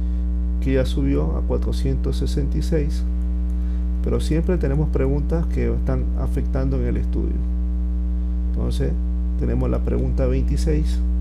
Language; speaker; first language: Spanish; native; Spanish